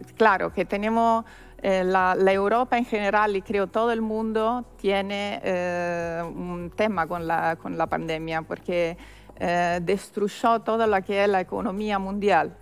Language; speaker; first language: Spanish; non-native, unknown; Italian